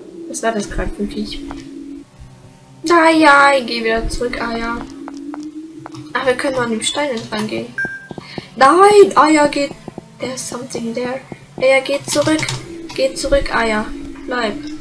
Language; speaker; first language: German; native; German